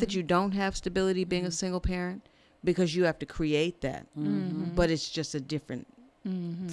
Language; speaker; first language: English; native; English